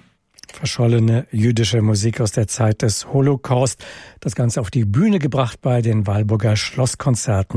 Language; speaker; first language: German; native; German